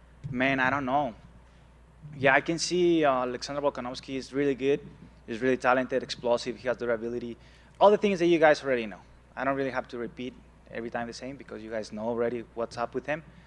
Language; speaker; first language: English; non-native, fluent; Spanish